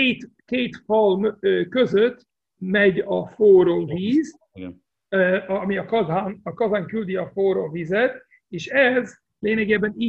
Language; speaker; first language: Hungarian; non-native, fluent; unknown